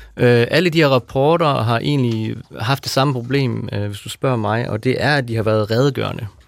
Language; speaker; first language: Danish; native; Danish